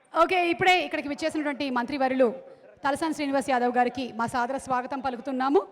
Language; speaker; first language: Telugu; native; Telugu